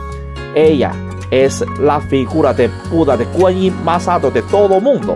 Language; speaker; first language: Spanish; non-native, learner; Chinese